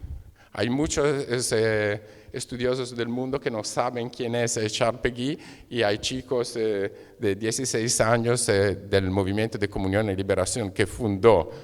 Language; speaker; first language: Spanish; non-native, fluent; Italian